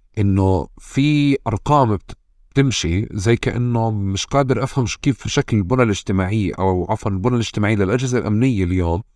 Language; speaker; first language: Arabic; native; Arabic